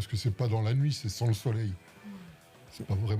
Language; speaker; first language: French; native; French